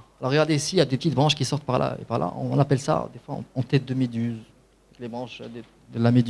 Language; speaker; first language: French; non-native, local second language; Arabic